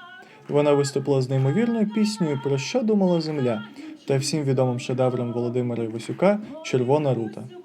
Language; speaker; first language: Ukrainian; native; Ukrainian